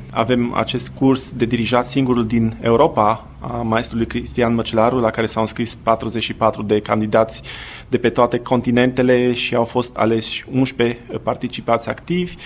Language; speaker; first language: Romanian; native; Romanian